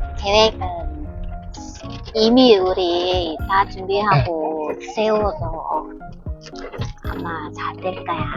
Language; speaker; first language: Korean; non-native, learner; Vietnamese